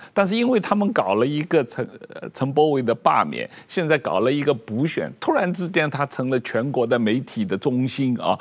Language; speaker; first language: Chinese; native; Chinese